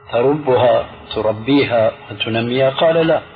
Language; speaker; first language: Arabic; early bilingual, other home language; Albanian